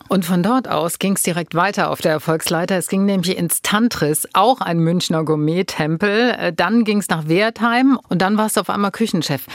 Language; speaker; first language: German; native; German